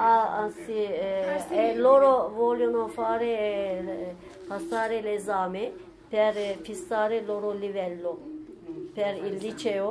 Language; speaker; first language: Italian; non-native, learner; Turkish